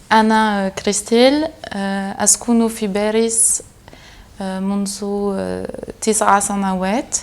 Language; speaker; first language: Arabic; non-native, learner; French